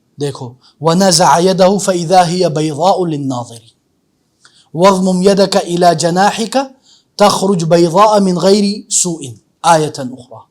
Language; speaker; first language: Urdu; native; Urdu